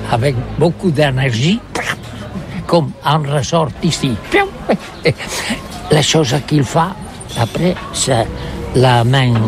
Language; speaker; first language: French; non-native, learner; Catalan